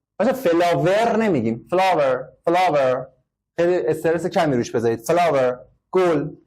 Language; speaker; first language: Persian; native; Persian